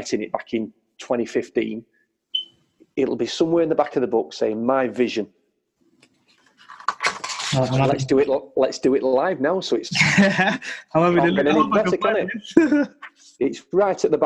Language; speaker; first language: English; native; English